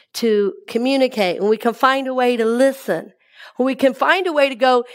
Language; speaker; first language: English; native; English